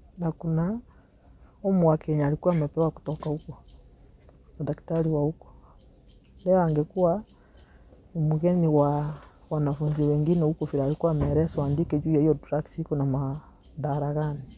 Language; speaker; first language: Swahili; non-native, local second language; Gusii